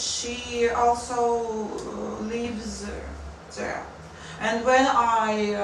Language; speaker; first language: English; non-native, learner; Russian